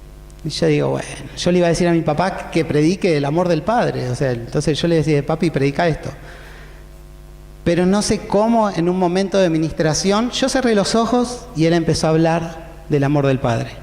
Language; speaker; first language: Spanish; native; Spanish